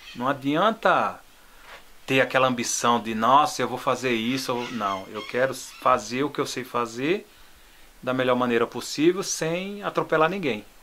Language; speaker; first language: Portuguese; native; Portuguese